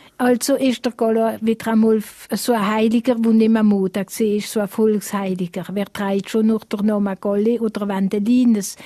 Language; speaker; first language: German; non-native, local second language; Swiss German